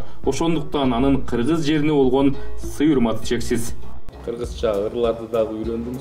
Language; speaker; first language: Kyrgyz; native; Kyrgyz